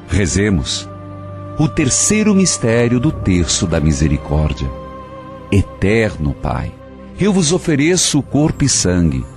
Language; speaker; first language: Portuguese; native; Portuguese